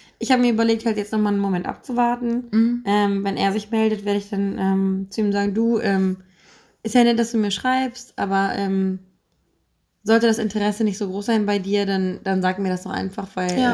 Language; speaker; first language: German; native; German